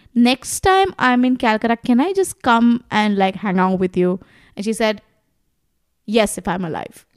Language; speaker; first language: English; non-native, local second language; Bangla